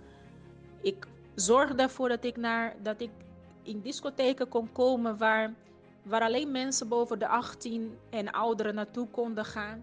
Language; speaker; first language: Dutch; non-native, fluent; Portuguese